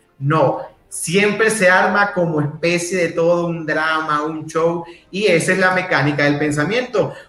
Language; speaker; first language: Spanish; native; Spanish